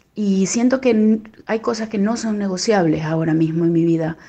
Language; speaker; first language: Spanish; native; Spanish